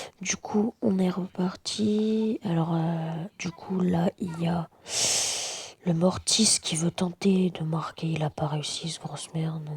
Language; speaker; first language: French; native; French